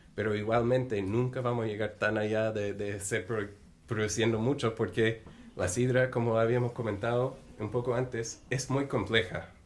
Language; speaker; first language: Spanish; non-native, fluent; English